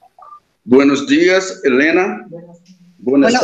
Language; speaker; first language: Spanish; non-native, learner; Portuguese